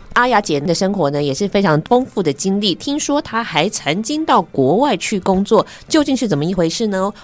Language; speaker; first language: Chinese; native; Chinese